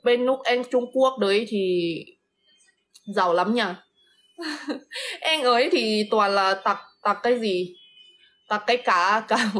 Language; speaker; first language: Vietnamese; non-native, fluent; Lao